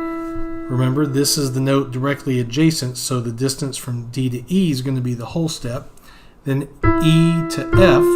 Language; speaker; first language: English; native; English